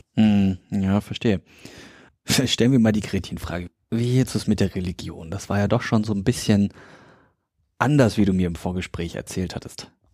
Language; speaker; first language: German; native; German